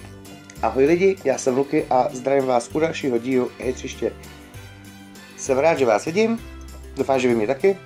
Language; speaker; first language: Czech; native; Czech